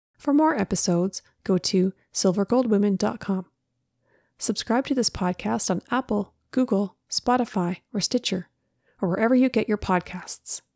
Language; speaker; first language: English; native; English